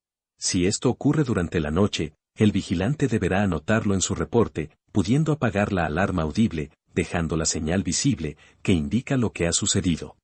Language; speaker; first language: Spanish; native; Spanish